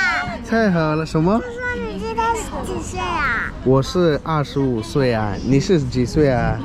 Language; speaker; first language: Chinese; non-native, learner; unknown